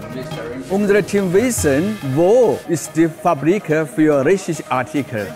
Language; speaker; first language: German; non-native, learner; Chinese